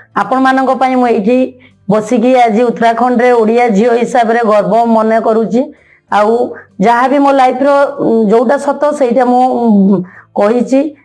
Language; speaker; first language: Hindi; non-native, local second language; Odia